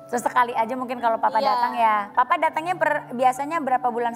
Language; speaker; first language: Indonesian; native; Indonesian